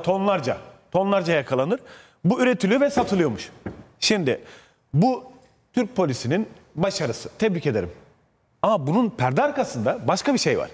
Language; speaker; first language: Turkish; native; Turkish